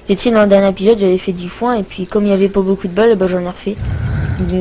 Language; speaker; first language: French; native; French